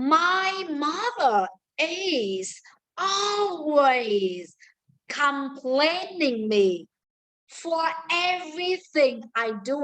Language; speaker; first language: English; non-native, learner; Vietnamese